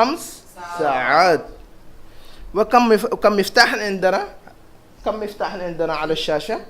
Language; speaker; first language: Arabic; non-native, fluent; Urdu